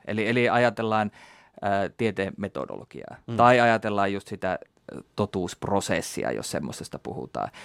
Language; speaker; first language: Finnish; native; Finnish